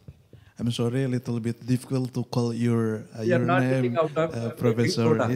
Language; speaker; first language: English; non-native, local second language; Indonesian